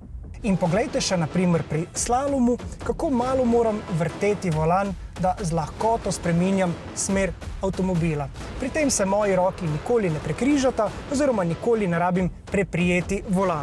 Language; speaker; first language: Slovenian; native; Slovenian